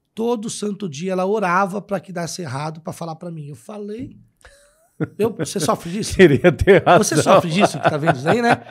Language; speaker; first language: Portuguese; native; Portuguese